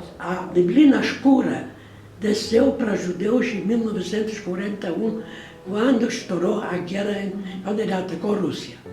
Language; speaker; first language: Portuguese; non-native, fluent; Polish